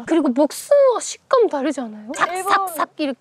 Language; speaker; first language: Korean; non-native, fluent; Japanese